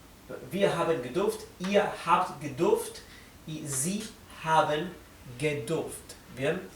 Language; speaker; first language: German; non-native, fluent; Spanish